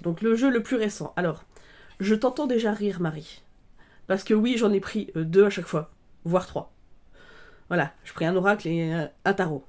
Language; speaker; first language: French; native; French